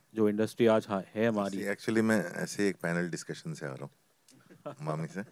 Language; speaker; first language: Hindi; native; Hindi